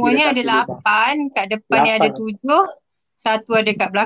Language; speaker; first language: Malay; native; Malay